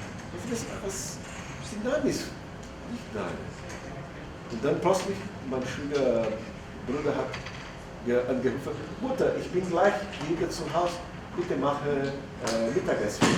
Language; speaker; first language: German; non-native, learner; Portuguese